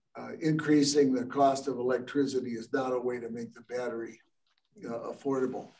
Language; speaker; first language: English; native; English